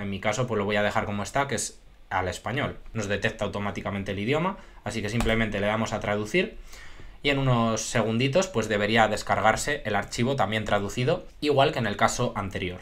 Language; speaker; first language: Spanish; native; Spanish